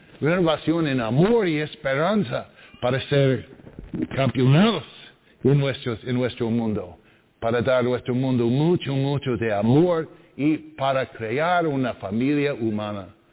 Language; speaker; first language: Spanish; non-native, learner; English